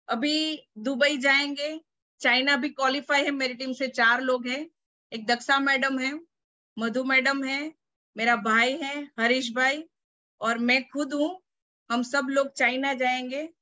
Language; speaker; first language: Hindi; non-native, local second language; Gujarati